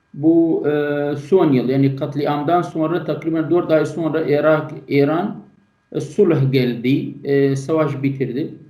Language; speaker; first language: Turkish; non-native, learner; Kurdish